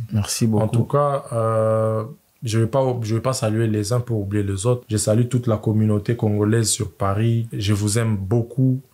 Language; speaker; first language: French; non-native, local second language; Swahili